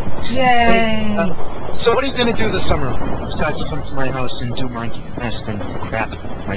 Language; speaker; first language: English; native; English